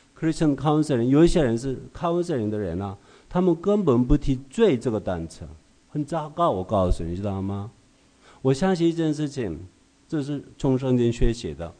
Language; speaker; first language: Chinese; non-native, fluent; Korean